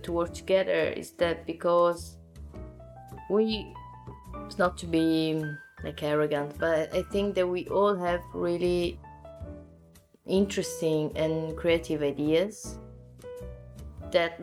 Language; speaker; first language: English; non-native, fluent; Italian